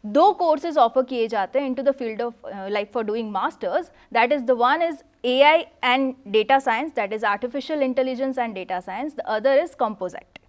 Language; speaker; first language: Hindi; non-native, local second language; Gujarati